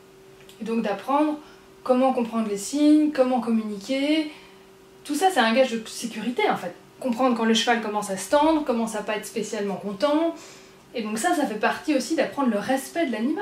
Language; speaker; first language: French; native; French